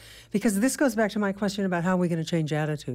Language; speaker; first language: English; native; English